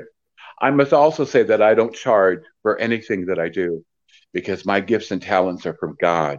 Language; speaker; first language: English; native; English